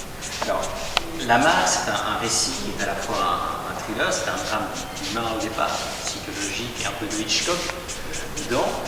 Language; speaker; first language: French; native; French